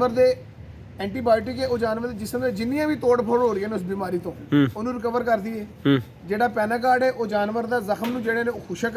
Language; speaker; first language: Punjabi; native; Punjabi